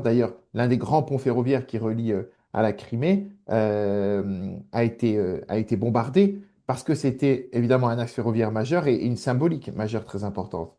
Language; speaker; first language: French; native; French